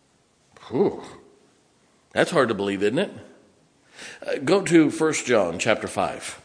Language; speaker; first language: English; native; English